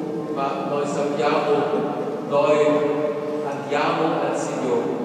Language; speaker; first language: Italian; non-native, learner; German